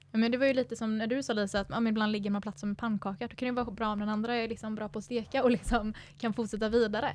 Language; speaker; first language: Swedish; native; Swedish